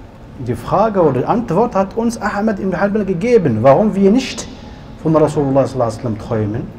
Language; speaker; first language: German; non-native, learner; Arabic